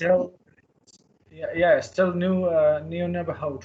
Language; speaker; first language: English; non-native, fluent; Arabic